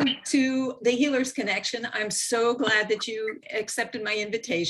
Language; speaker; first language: English; native; English